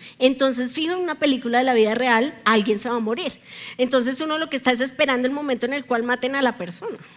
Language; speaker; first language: Spanish; native; Spanish